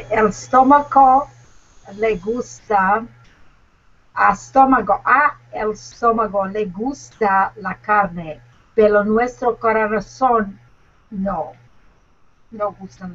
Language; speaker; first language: Spanish; non-native, learner; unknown